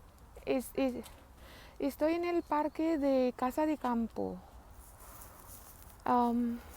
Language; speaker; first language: Spanish; non-native, learner; Filipino